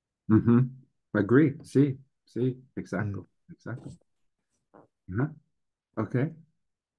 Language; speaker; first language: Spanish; non-native, learner; English